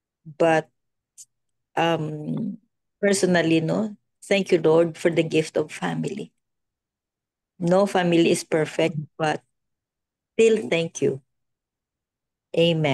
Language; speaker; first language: English; non-native, local second language; Filipino